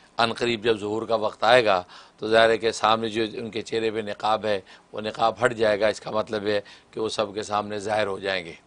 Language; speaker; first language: Urdu; native; Urdu